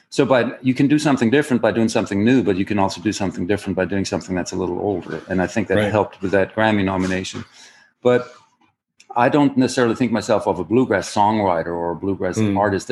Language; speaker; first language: English; non-native, fluent; German